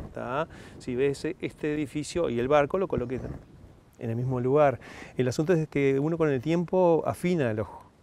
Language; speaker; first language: Spanish; native; Spanish